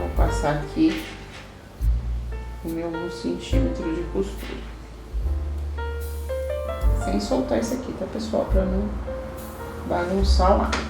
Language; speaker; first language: Portuguese; native; Portuguese